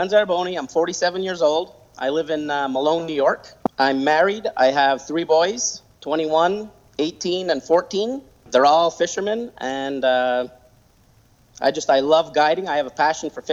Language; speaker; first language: English; native; English